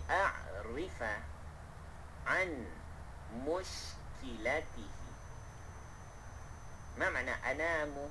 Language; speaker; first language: Arabic; non-native, fluent; Malay